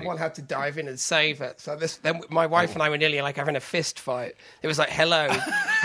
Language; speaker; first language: English; native; English